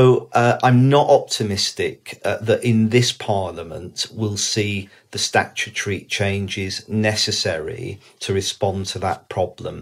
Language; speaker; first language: English; native; English